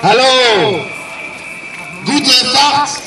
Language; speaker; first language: German; non-native, fluent; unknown